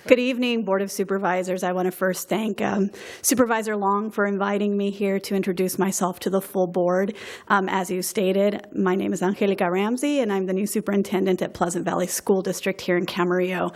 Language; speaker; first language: English; native; English